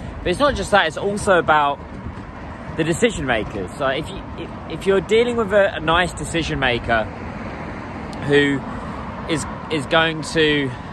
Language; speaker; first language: English; native; English